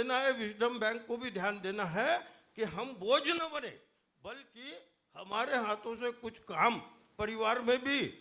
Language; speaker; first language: Hindi; non-native, local second language; Marathi